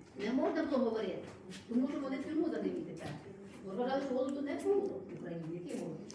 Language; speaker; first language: Ukrainian; native; Ukrainian